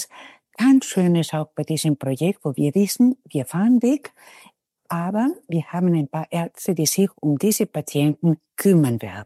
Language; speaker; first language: German; non-native, fluent; Spanish